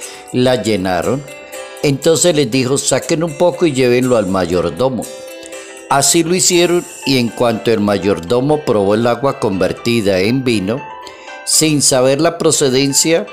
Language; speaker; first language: Spanish; native; Spanish